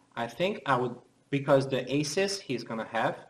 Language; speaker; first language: English; non-native, fluent; Hungarian